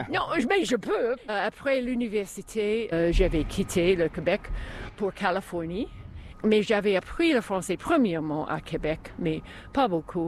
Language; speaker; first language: French; non-native, local second language; English